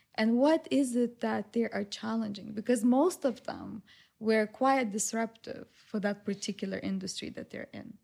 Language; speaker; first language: English; non-native, fluent; Lithuanian